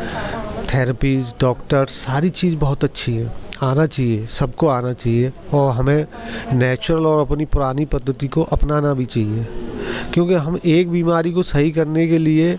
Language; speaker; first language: Hindi; native; Hindi